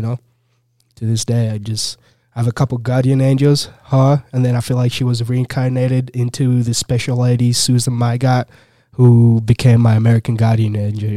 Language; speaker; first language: English; non-native, local second language; Ganda